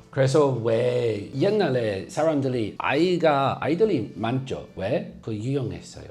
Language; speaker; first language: Korean; non-native, fluent; English